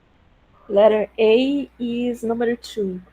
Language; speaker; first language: English; non-native, learner; Portuguese